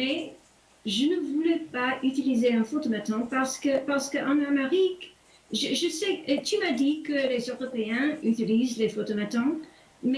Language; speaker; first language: French; non-native, learner; English